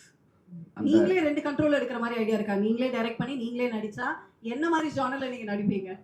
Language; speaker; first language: Tamil; native; Tamil